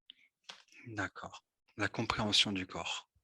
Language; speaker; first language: French; native; French